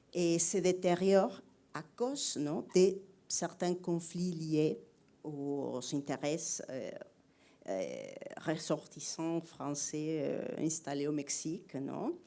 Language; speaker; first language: French; non-native, fluent; Spanish